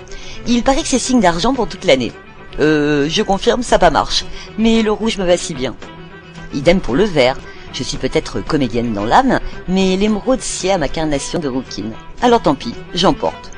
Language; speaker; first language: French; native; French